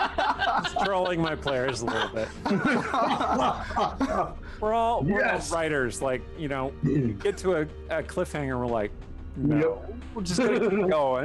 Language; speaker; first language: English; native; English